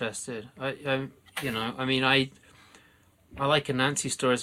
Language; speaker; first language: English; native; English